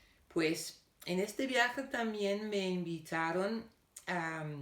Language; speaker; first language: Spanish; non-native, fluent; Danish